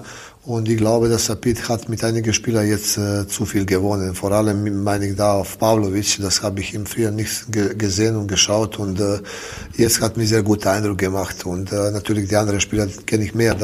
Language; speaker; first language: German; non-native, learner; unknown